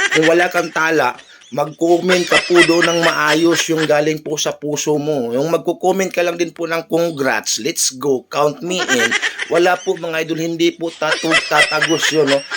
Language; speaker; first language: Filipino; native; Filipino